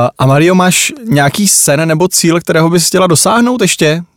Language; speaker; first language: Czech; native; Czech